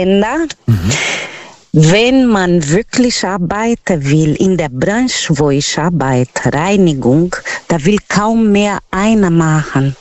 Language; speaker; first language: German; non-native, learner; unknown